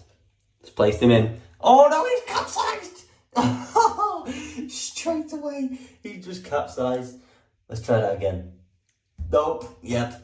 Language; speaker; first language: English; native; English